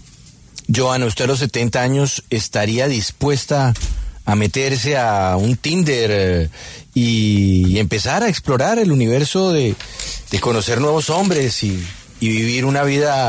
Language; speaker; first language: Spanish; native; Spanish